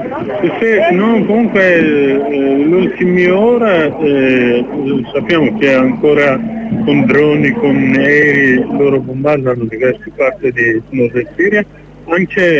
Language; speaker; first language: Italian; non-native, learner; Kurdish